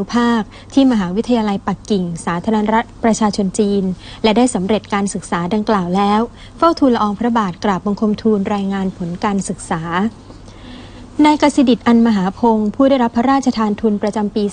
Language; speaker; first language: Thai; native; Thai